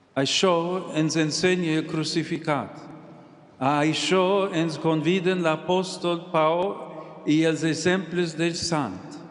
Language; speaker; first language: Catalan; non-native, learner; English